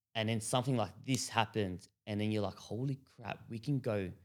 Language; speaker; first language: English; native; English